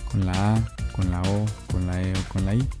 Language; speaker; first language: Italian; non-native, fluent; Spanish